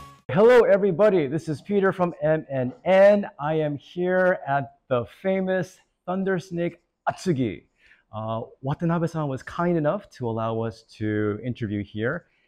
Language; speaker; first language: English; native; English